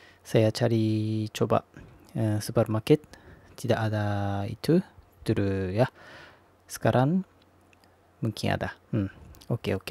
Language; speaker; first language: Indonesian; non-native, learner; Japanese